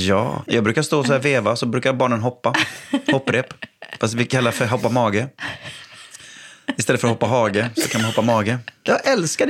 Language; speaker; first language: Swedish; native; Swedish